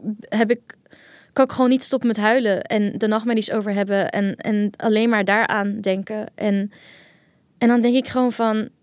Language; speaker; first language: Dutch; early bilingual, other home language; Kurdish